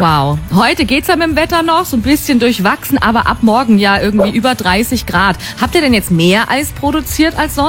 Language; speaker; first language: German; native; German